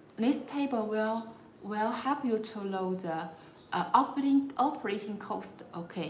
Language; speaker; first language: English; non-native, learner; Chinese